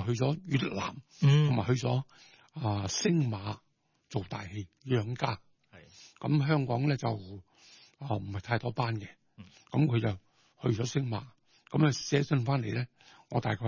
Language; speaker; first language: Cantonese; native; Cantonese